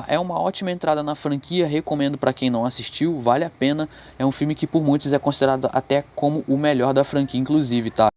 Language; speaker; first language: Portuguese; native; Portuguese